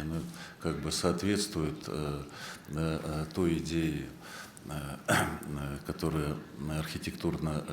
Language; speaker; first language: Russian; native; Russian